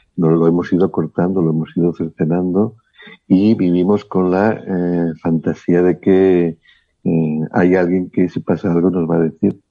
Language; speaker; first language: Spanish; native; Spanish